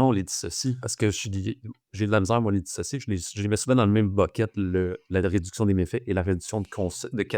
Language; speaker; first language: French; native; French